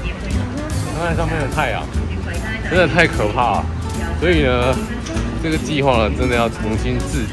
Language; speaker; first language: Chinese; native; Chinese